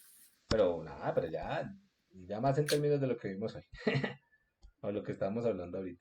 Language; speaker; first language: Spanish; native; Spanish